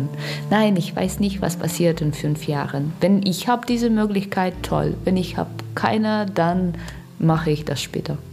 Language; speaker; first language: German; non-native, learner; Russian